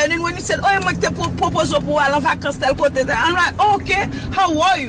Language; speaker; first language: English; non-native, fluent; Haitian Creole